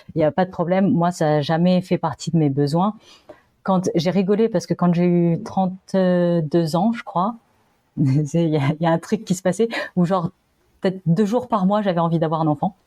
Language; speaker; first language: French; native; French